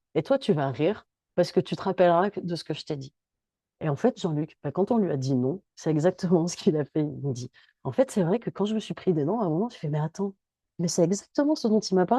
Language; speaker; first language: French; native; French